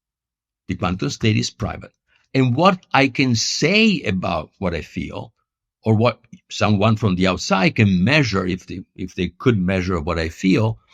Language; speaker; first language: English; non-native, fluent; Italian